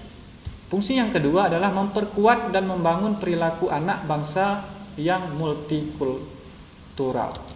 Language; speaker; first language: Indonesian; native; Indonesian